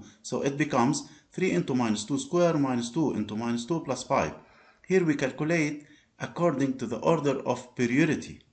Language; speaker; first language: English; non-native, local second language; Arabic